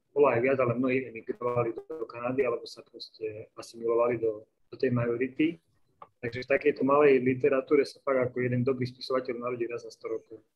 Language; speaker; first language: Slovak; native; Slovak